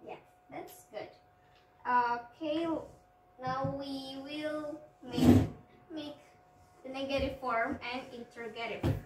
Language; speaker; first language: English; non-native, fluent; Indonesian